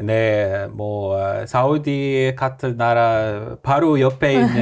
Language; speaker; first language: Korean; non-native, fluent; Arabic